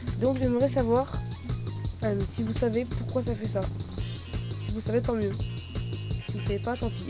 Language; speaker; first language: French; native; French